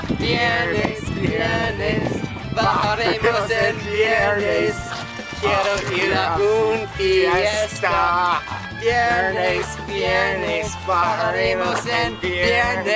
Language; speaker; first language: Spanish; non-native, learner; English